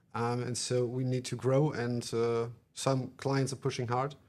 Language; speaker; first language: English; non-native, fluent; German